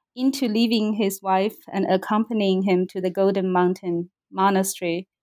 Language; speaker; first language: English; non-native, fluent; Chinese